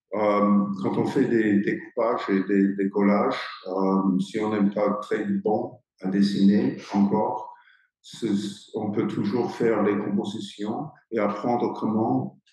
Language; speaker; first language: French; non-native, fluent; English